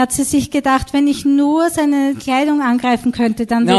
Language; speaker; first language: German; native; German